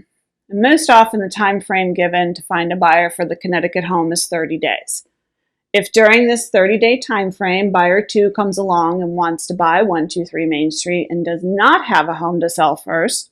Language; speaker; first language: English; native; English